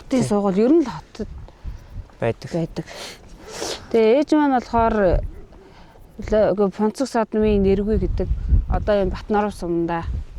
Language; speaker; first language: Mongolian; native; Mongolian